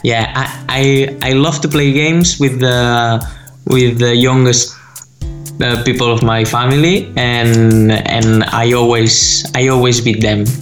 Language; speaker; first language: English; non-native, fluent; Spanish